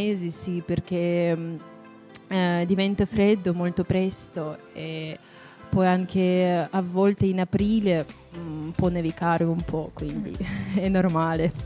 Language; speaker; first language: Italian; non-native, fluent; Russian